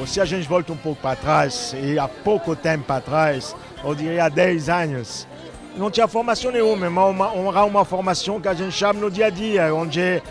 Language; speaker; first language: Portuguese; non-native, fluent; French